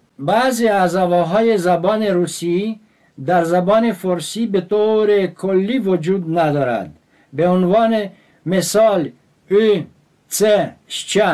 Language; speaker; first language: Persian; non-native, fluent; Russian